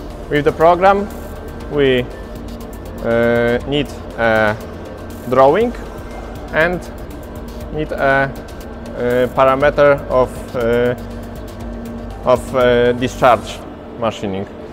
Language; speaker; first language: English; non-native, learner; Polish